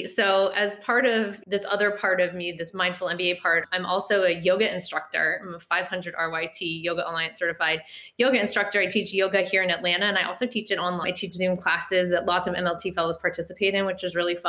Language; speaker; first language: English; native; English